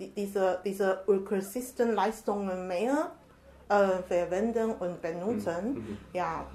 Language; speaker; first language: German; non-native, learner; Chinese